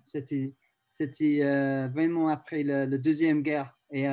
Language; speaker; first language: French; non-native, learner; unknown